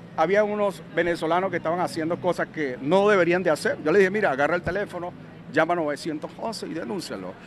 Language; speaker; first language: Spanish; native; Spanish